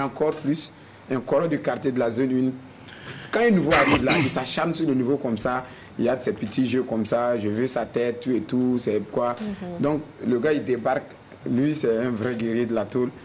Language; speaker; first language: French; non-native, local second language; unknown